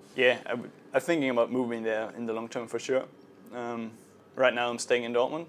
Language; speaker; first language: English; non-native, fluent; German